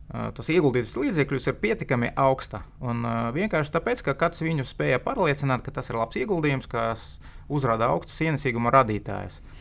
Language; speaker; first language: Latvian; non-native, local second language; Russian